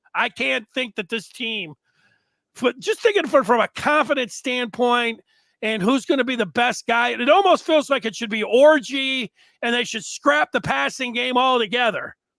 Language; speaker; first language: English; native; English